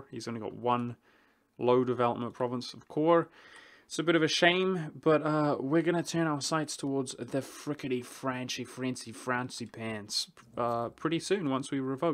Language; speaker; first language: English; native; English